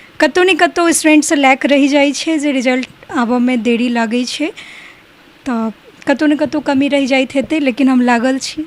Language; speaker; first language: Maithili; native; Maithili